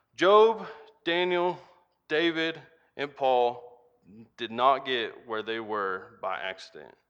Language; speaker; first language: English; native; English